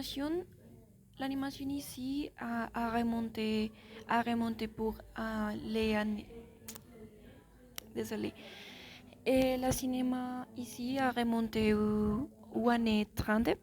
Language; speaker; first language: French; non-native, learner; Spanish